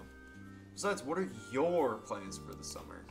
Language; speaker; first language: English; native; English